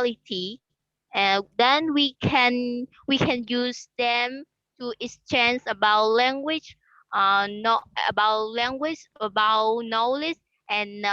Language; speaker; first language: English; non-native, learner; Khmer